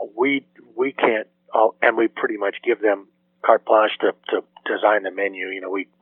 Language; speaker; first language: English; native; English